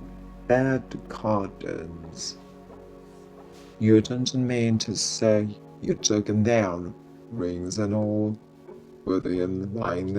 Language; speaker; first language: English; non-native, fluent; Japanese